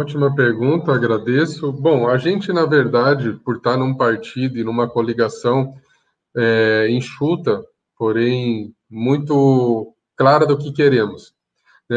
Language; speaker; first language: Portuguese; native; Portuguese